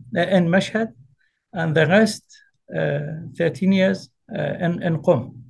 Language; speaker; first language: English; early bilingual, other home language; Arabic